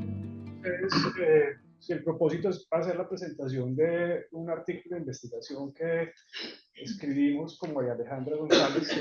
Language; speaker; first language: Spanish; native; Spanish